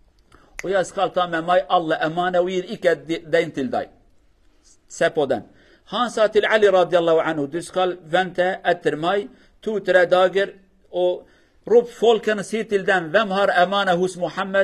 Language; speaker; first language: Swedish; non-native, learner; Kurdish